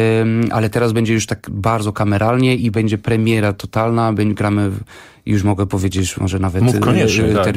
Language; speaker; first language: Polish; non-native, fluent; Portuguese